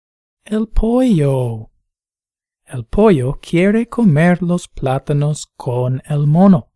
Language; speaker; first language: Spanish; non-native, fluent; English